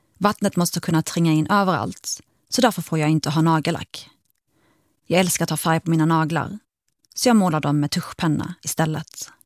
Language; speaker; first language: Swedish; early bilingual, other home language; Arabic